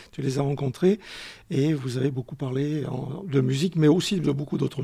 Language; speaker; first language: French; native; French